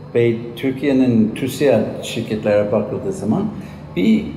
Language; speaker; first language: Turkish; non-native, fluent; Irish